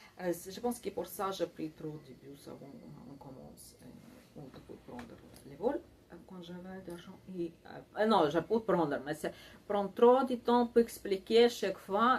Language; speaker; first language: French; non-native, learner; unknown